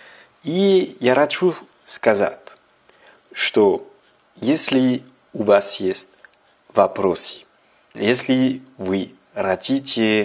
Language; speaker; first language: Russian; non-native, learner; French